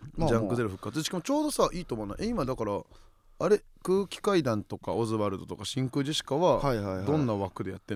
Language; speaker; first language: Japanese; native; Japanese